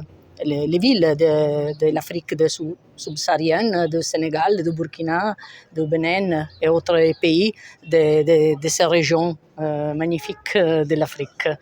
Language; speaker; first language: French; non-native, fluent; Italian